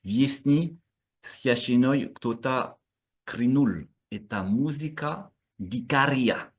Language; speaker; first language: Russian; non-native, learner; French